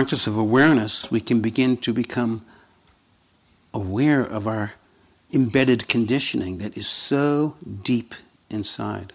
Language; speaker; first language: English; native; English